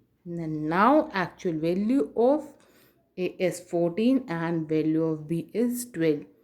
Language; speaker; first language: English; non-native, local second language; Hindi